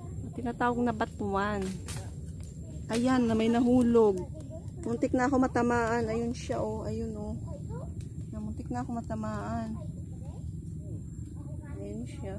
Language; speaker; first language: Filipino; non-native, local second language; Aklanon